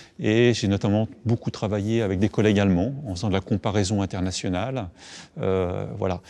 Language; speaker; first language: French; native; French